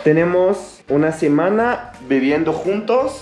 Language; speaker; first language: Spanish; non-native, fluent; Arabic